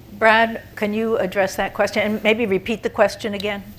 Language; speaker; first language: English; native; English